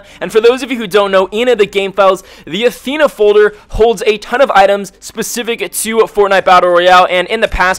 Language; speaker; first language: English; native; English